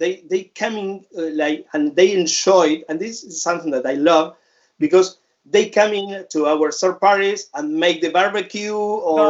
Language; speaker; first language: English; non-native, fluent; Spanish